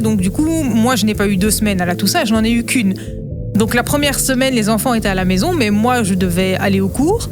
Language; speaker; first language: French; native; French